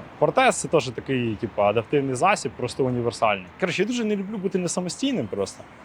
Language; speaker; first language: Ukrainian; non-native, local second language; Russian